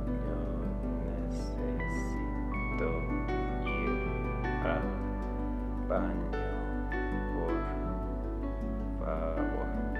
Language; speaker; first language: Spanish; non-native, learner; English